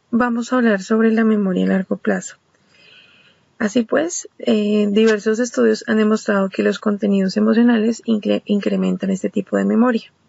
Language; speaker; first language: Spanish; native; Spanish